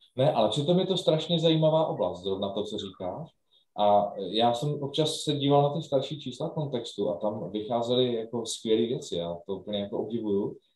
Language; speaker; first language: Czech; native; Czech